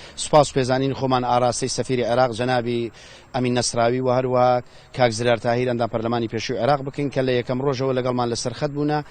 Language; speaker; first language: Central Kurdish; native; Central Kurdish